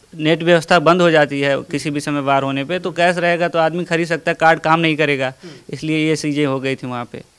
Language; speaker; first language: Hindi; native; Hindi